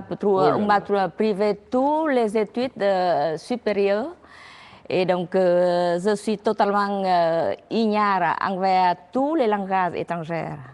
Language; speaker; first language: French; non-native, learner; Vietnamese